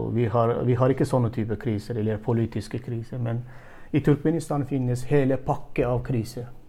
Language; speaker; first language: Norwegian; non-native, fluent; Turkmen